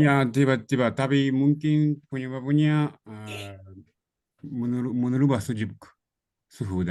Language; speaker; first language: Indonesian; non-native, learner; Japanese